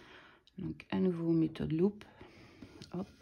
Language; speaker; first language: French; native; French